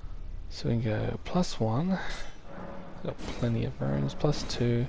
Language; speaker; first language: English; native; English